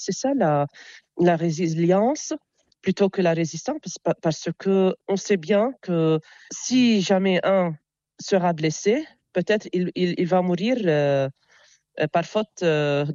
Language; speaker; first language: French; non-native, local second language; Arabic